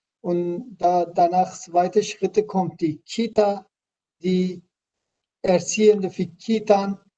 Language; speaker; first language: German; non-native, learner; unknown